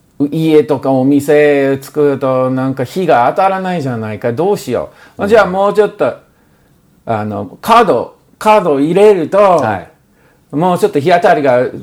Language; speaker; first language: Japanese; non-native, fluent; English